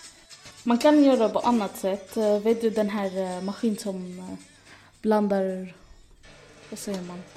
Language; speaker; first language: Swedish; non-native, learner; Arabic